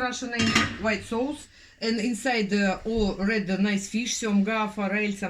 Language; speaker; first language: English; non-native, learner; Russian